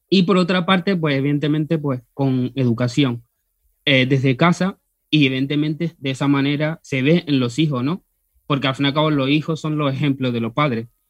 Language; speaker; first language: Spanish; early bilingual, other home language; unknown